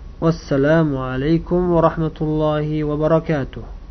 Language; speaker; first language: Arabic; non-native, fluent; Uzbek